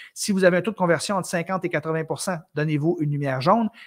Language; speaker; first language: French; native; French